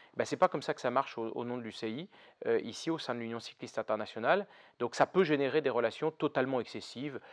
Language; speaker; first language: French; native; French